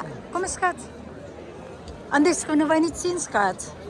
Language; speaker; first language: Dutch; non-native, learner; Cebuano